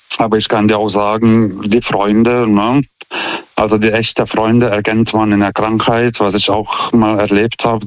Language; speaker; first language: German; non-native, fluent; Lithuanian